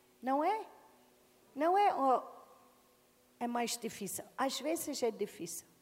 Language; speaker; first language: Portuguese; non-native, learner; English